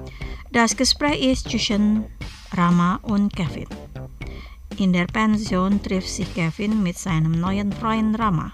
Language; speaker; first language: German; non-native, fluent; Indonesian